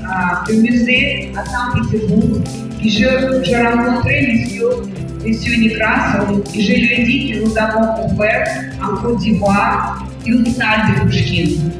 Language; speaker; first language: French; non-native, fluent; Russian